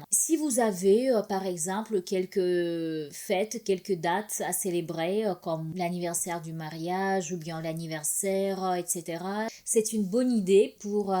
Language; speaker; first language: French; non-native, fluent; Russian